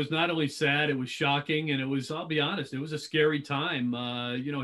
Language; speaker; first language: English; native; English